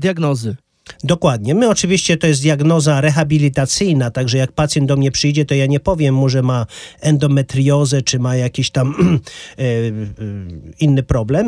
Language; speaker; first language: Polish; native; Polish